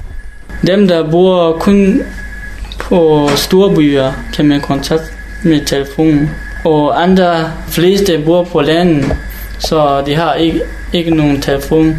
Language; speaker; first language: Danish; non-native, learner; Hakha Chin